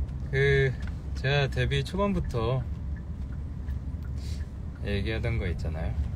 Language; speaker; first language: Korean; early bilingual, heritage; Korean